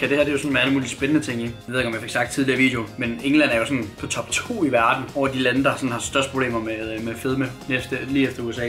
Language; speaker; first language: Danish; native; Danish